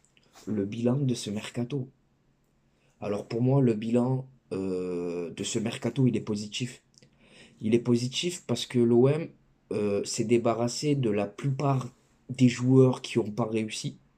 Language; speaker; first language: French; native; French